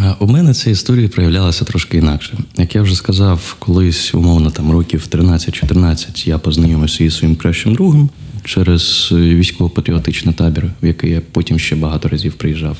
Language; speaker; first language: Ukrainian; non-native, local second language; Russian